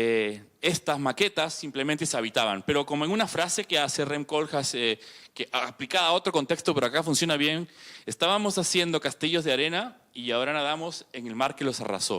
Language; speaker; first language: Spanish; native; Spanish